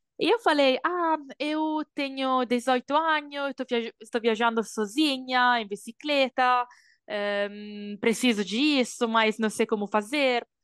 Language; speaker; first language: Portuguese; non-native, learner; Italian